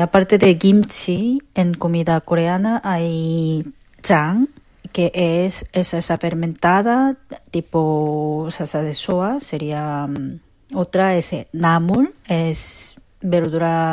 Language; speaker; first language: Spanish; non-native, learner; Korean